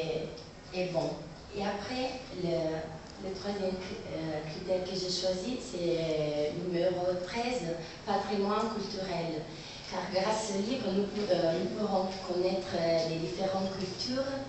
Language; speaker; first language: French; non-native, learner; Italian